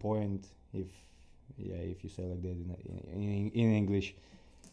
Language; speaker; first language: English; non-native, fluent; Ukrainian